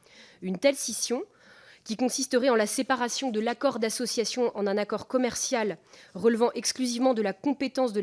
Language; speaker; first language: French; native; French